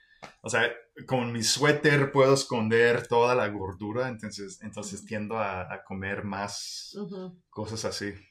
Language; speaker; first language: Spanish; non-native, fluent; English